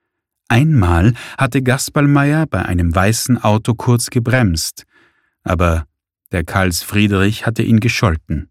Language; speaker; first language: German; native; German